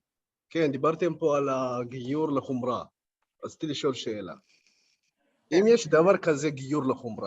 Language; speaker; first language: Hebrew; early bilingual, other home language; Amharic